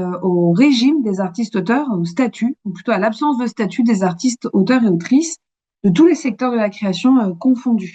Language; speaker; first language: French; native; French